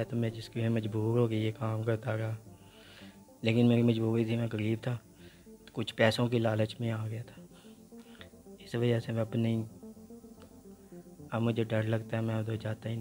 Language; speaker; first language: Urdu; non-native, local second language; Punjabi